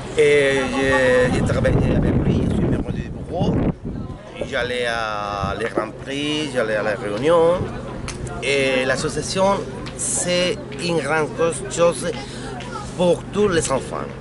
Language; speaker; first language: French; non-native, learner; Spanish